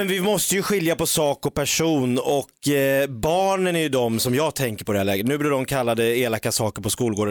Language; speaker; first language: Swedish; native; Swedish